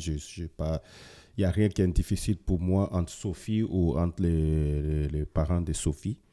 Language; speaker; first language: French; non-native, fluent; Ewe